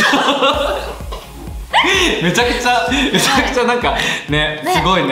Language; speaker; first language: Japanese; early bilingual, other home language; Korean